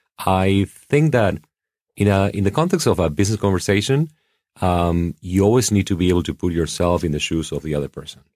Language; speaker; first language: English; non-native, fluent; Spanish